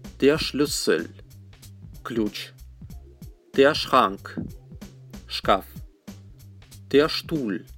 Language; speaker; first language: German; non-native, fluent; Russian